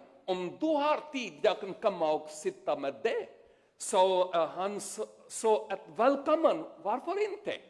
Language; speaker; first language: Swedish; non-native, learner; Urdu